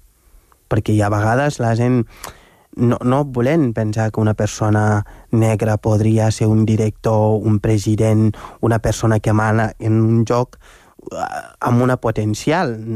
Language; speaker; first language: Catalan; non-native, fluent; Wolof